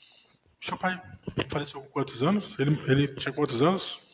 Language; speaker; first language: Portuguese; native; Portuguese